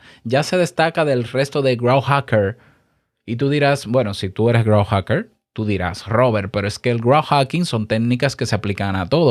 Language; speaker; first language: Spanish; native; Spanish